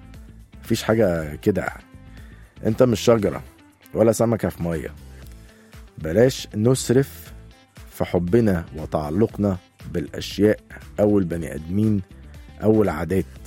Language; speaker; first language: Arabic; native; Arabic